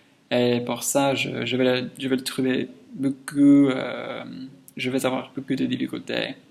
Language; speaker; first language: French; non-native, learner; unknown